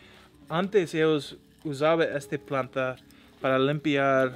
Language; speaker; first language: Spanish; non-native, learner; English